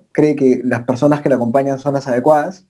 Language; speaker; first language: Spanish; native; Spanish